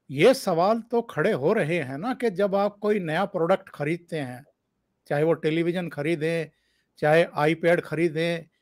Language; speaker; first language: Hindi; native; Hindi